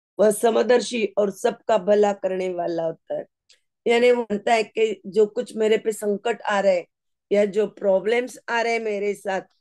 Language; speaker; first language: Hindi; non-native, local second language; Marathi